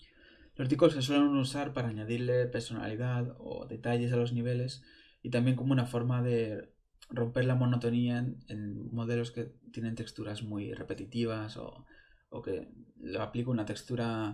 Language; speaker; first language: Spanish; native; Spanish